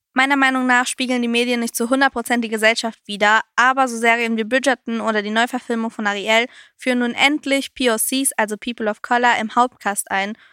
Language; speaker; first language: German; native; German